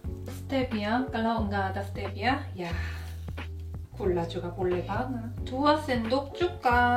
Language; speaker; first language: Indonesian; non-native, fluent; Korean